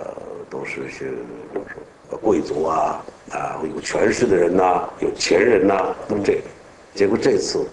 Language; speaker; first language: Chinese; native; Chinese